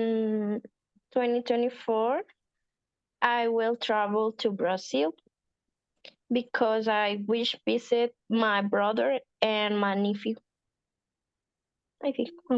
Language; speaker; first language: English; non-native, learner; Spanish